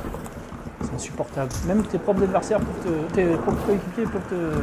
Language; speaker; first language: French; native; French